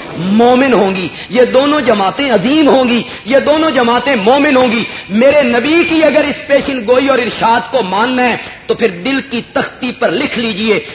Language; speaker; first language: Urdu; non-native, local second language; Punjabi